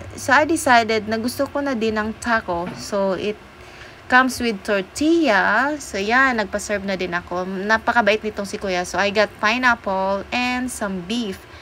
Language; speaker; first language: Filipino; non-native, local second language; Cebuano